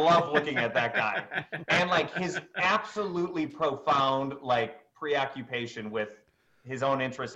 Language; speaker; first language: English; native; English